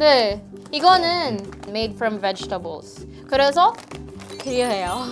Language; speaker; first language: Korean; non-native, learner; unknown